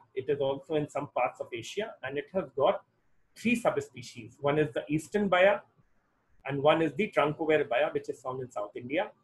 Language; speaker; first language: English; non-native, local second language; Hindi